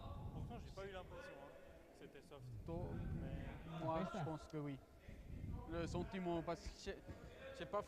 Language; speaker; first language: French; non-native, local second language; German